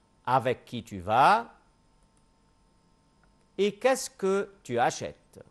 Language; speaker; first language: French; non-native, local second language; Arabic